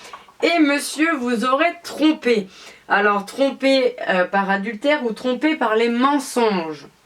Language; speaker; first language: French; native; French